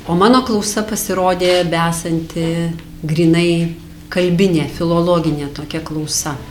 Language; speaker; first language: Lithuanian; native; Lithuanian